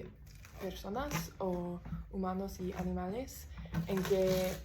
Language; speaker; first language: Spanish; non-native, learner; English